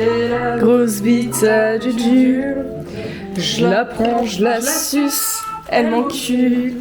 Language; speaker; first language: French; native; French